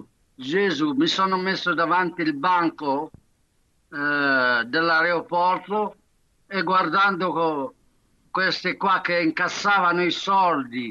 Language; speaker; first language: Italian; non-native, fluent; Arabic